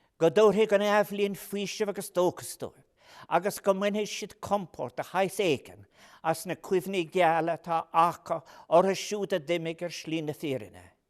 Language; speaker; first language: Irish; non-native, local second language; English